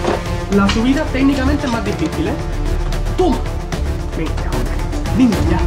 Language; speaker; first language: Spanish; native; Spanish